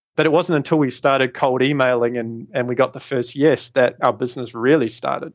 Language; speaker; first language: English; native; English